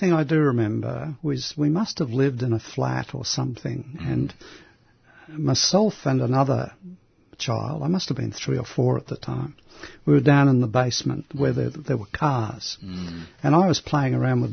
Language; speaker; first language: English; non-native, local second language; Greek